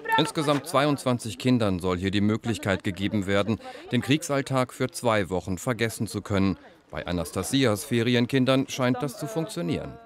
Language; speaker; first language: German; native; German